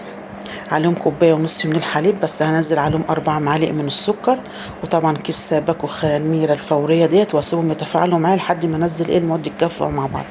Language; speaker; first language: Arabic; native; Arabic